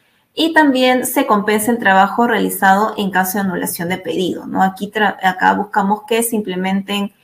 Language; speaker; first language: Spanish; native; Spanish